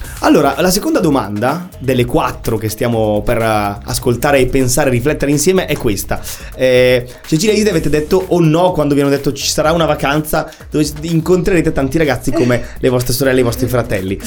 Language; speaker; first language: Italian; native; Italian